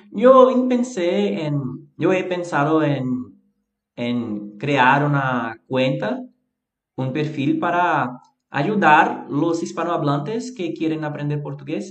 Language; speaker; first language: Spanish; non-native, learner; Portuguese